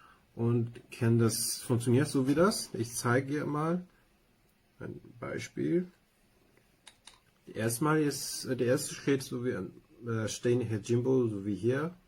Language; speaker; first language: German; non-native, learner; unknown